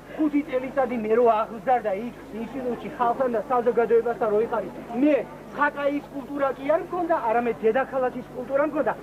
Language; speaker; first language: Georgian; non-native, local second language; Mingrelian